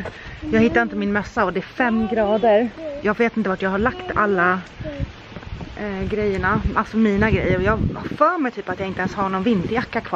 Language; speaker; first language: Swedish; native; Swedish